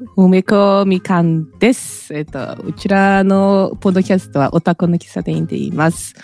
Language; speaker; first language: Japanese; early bilingual, heritage; Portuguese